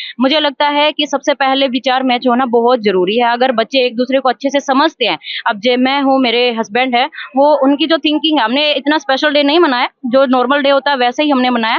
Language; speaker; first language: Hindi; native; Hindi